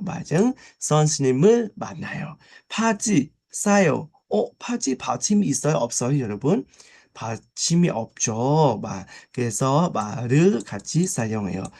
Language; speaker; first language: Korean; non-native, fluent; Khmer